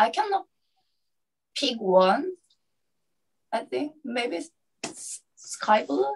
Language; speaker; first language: English; non-native, learner; Korean